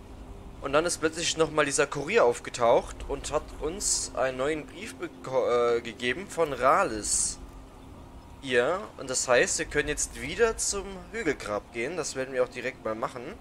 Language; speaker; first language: German; native; German